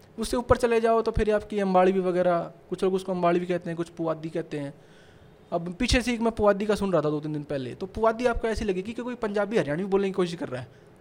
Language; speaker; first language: Hindi; native; Hindi